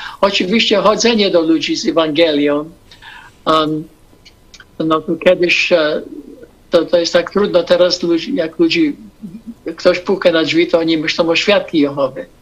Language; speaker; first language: Polish; early bilingual, heritage; English